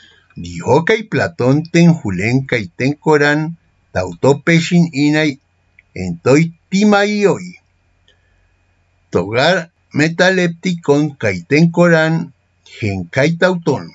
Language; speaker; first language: Greek; non-native, fluent; Spanish